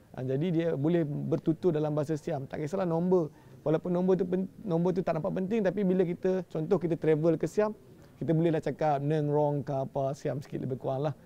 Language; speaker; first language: Malay; native; Malay